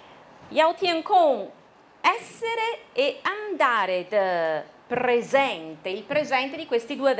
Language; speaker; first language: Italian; non-native, fluent; Chinese